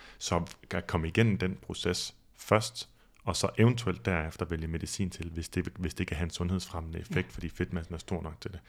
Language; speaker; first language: Danish; native; Danish